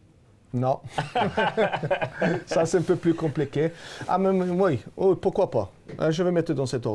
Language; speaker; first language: French; non-native, fluent; Swedish